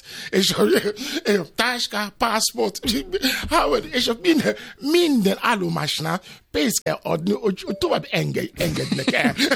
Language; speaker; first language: Hungarian; non-native, fluent; Yoruba